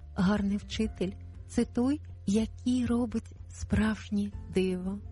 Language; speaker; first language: Ukrainian; native; Ukrainian